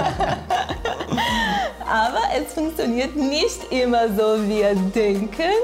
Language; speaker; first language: German; non-native, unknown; Portuguese